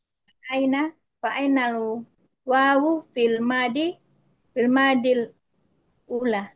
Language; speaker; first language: Arabic; non-native, learner; Indonesian